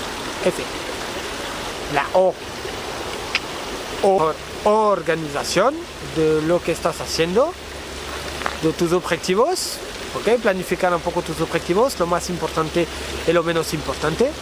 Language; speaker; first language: Spanish; non-native, fluent; French